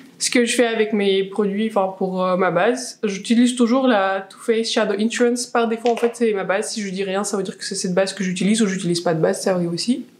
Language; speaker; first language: French; non-native, fluent; Russian